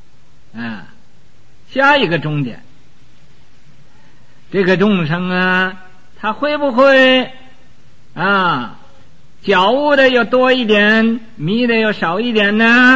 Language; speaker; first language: Chinese; native; Chinese